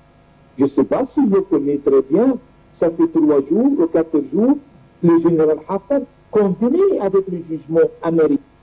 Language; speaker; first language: French; non-native, learner; Arabic